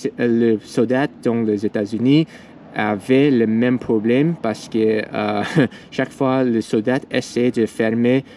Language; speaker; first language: French; non-native, learner; English